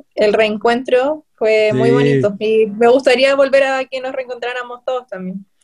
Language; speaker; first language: Spanish; native; Spanish